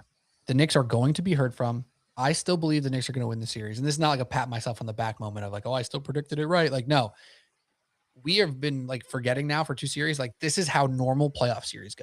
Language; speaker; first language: English; native; English